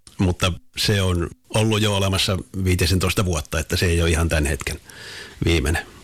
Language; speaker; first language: Finnish; native; Finnish